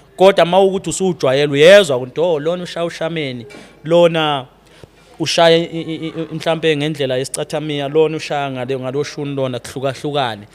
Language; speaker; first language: Zulu; native; Zulu